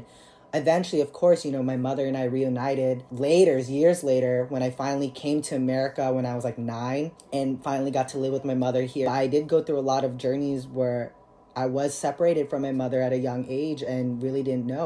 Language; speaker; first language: English; early bilingual, other home language; Cebuano